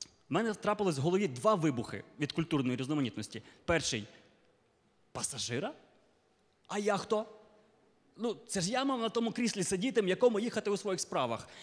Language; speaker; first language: Ukrainian; native; Ukrainian